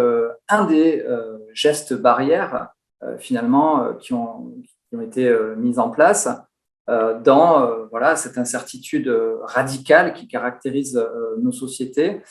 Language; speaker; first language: French; native; French